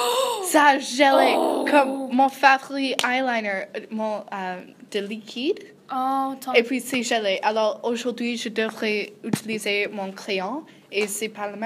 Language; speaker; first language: French; non-native, learner; English